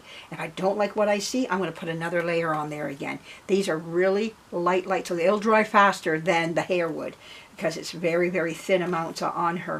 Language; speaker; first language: English; native; English